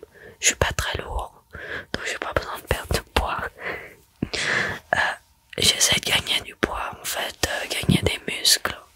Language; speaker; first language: French; early bilingual, heritage; French